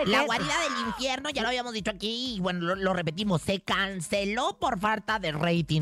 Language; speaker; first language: Spanish; native; Spanish